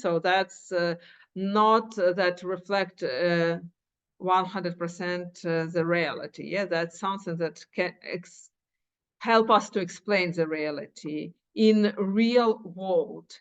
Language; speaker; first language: English; non-native, fluent; Ukrainian